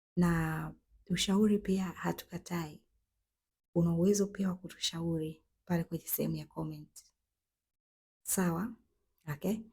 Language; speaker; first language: Swahili; native; Swahili